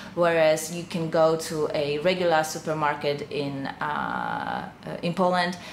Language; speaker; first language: English; non-native, fluent; Polish